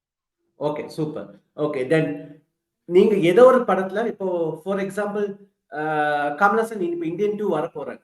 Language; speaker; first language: Tamil; early bilingual, heritage; Tamil